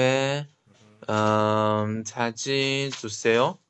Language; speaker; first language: Korean; non-native, learner; Chinese